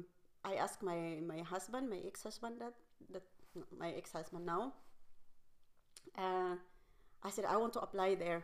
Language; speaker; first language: English; non-native, local second language; Filipino